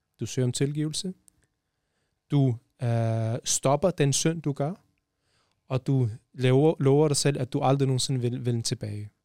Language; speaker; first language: Danish; early bilingual, other home language; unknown